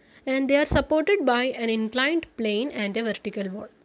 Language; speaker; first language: English; non-native, local second language; Malayalam